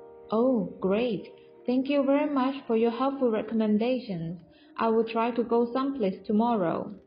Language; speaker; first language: English; non-native, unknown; Thai